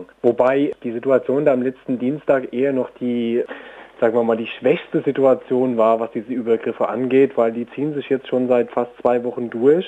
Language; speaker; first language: German; native; German